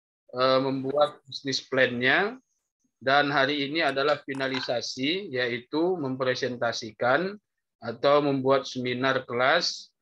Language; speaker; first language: Indonesian; native; Indonesian